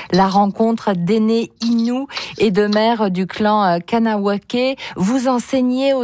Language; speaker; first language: French; native; French